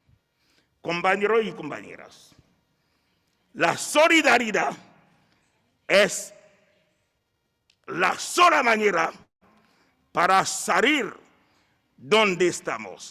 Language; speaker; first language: Spanish; non-native, fluent; Haitian Creole